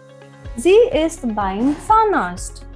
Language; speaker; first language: German; non-native, fluent; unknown